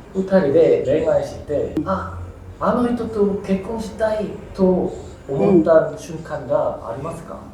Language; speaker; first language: Japanese; non-native, learner; Korean